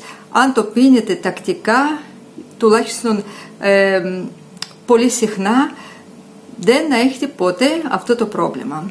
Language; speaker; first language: Greek; non-native, fluent; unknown